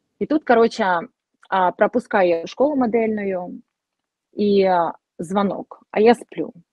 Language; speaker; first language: Russian; native; Russian